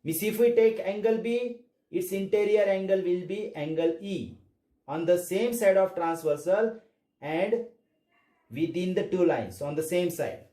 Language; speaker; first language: English; non-native, local second language; Marathi